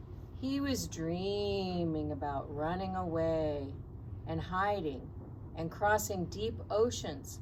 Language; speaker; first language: English; native; English